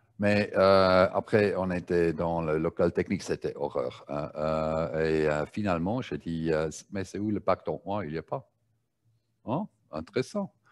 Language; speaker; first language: French; non-native, learner; German